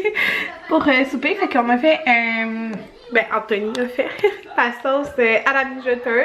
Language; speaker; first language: French; native; French